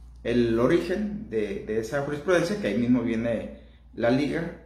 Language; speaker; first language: Spanish; native; Spanish